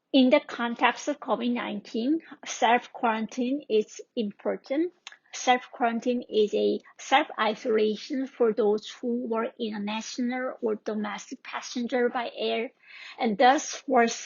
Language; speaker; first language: English; non-native, fluent; Korean